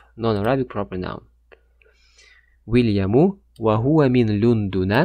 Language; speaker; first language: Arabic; non-native, fluent; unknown